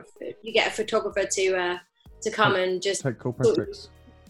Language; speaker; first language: English; native; English